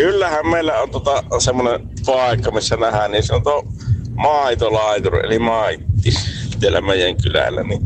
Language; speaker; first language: Finnish; native; Finnish